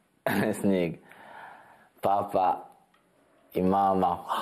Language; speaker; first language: Russian; non-native, learner; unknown